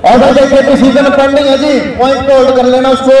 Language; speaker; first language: Hindi; native; Hindi